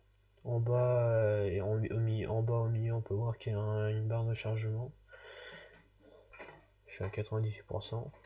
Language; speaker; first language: French; native; French